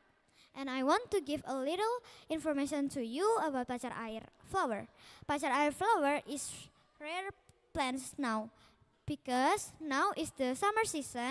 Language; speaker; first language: English; non-native, learner; Indonesian